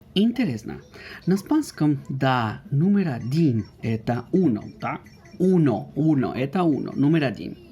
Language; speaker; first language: Russian; non-native, fluent; Spanish